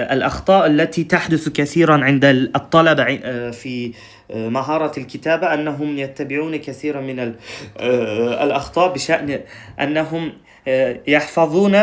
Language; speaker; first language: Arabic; non-native, fluent; Uzbek